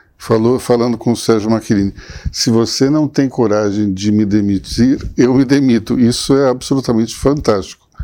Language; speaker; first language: Portuguese; native; Portuguese